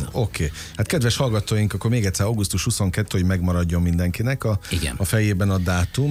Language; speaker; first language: Hungarian; native; Hungarian